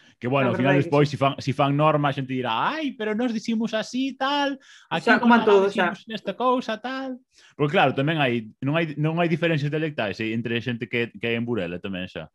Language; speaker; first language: Galician; non-native, local second language; Spanish